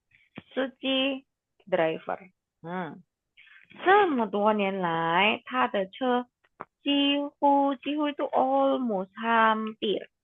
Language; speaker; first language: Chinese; non-native, fluent; Indonesian